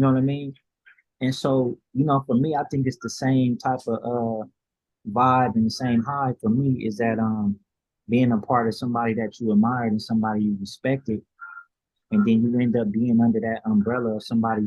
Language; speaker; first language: English; native; English